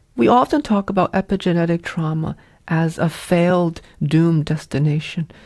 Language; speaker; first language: English; early bilingual, other home language; Vietnamese